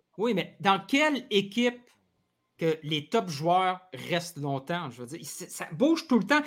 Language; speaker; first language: French; native; French